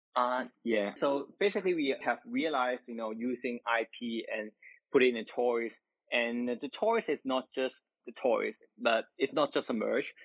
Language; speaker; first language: English; non-native, local second language; Cantonese